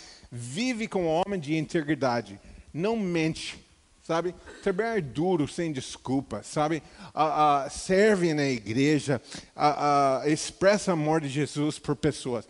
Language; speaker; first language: Portuguese; non-native, fluent; English